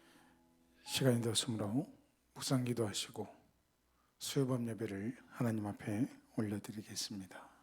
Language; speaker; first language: Korean; native; Korean